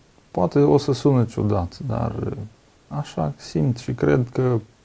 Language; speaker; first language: Romanian; non-native, fluent; Russian